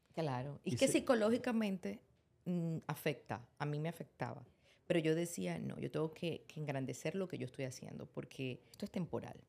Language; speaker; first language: Spanish; native; Spanish